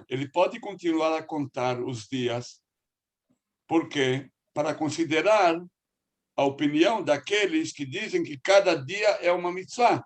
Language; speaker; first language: Portuguese; non-native, fluent; Spanish